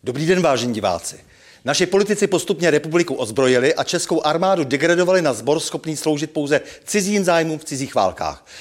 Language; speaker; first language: Czech; native; Czech